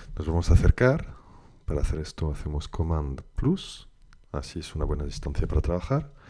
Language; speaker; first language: Spanish; native; Spanish